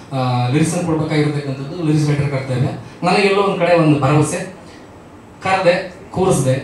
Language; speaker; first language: Kannada; native; Kannada